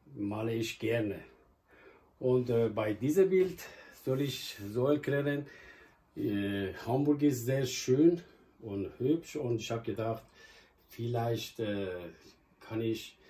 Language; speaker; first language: German; non-native, learner; Persian